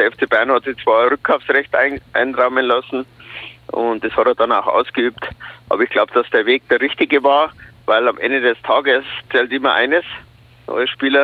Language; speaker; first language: German; native; German